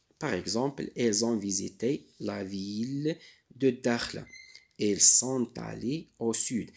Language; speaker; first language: French; non-native, local second language; Arabic